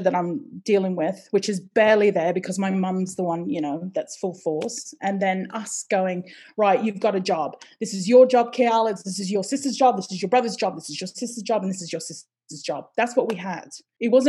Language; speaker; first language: English; native; English